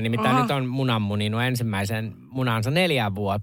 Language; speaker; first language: Finnish; native; Finnish